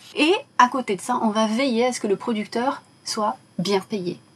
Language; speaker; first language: French; non-native, local second language; Arabic